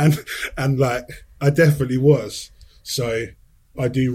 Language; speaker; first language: English; native; English